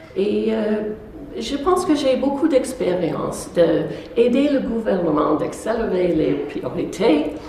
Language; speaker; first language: French; non-native, local second language; English